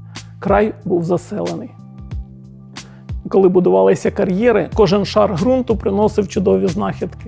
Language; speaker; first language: Ukrainian; native; Ukrainian